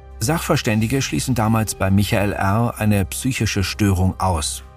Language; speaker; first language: German; native; German